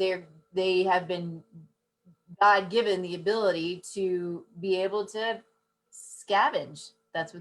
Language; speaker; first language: English; native; English